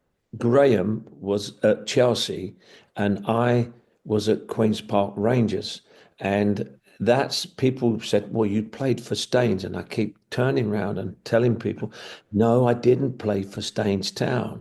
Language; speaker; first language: English; native; English